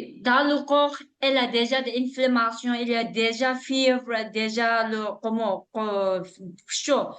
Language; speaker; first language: French; non-native, learner; Tibetan